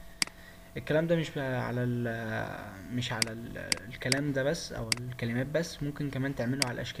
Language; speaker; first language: Arabic; native; Arabic